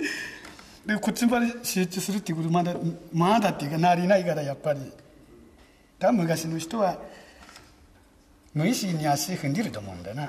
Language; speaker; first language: Japanese; native; Japanese